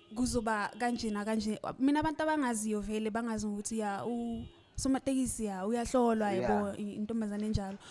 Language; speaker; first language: Zulu; native; Zulu